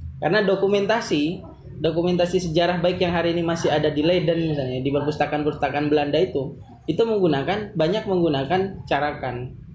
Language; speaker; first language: Indonesian; non-native, local second language; Madurese